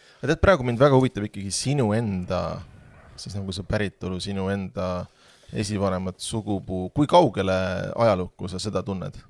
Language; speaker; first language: Estonian; native; Estonian